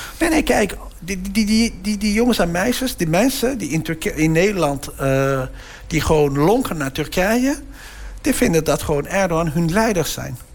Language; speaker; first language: Dutch; early bilingual, other home language; Turkish